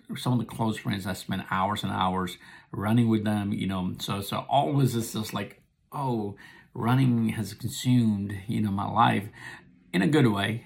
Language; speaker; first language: English; non-native, local second language; Nepali